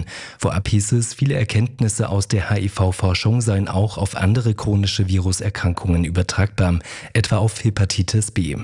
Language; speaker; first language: German; native; German